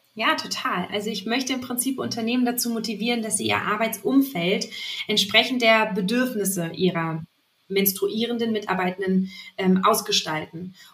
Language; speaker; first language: German; native; German